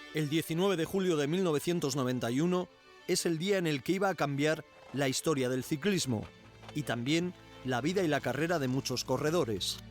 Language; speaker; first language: Spanish; native; Spanish